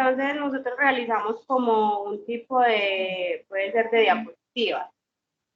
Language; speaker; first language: Spanish; native; Spanish